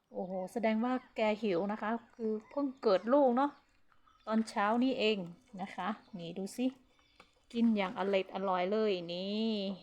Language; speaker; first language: Thai; native; Thai